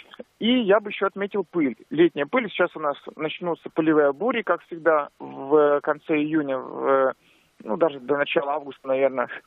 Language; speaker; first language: Russian; native; Russian